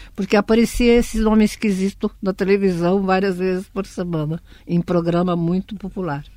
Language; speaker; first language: Portuguese; early bilingual, other home language; Russian